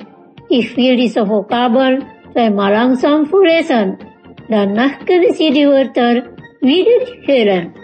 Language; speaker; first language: German; non-native, learner; Indonesian